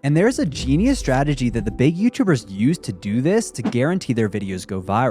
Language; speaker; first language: English; native; English